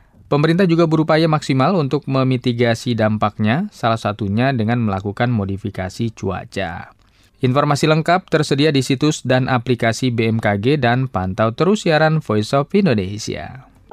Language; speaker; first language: Indonesian; native; Indonesian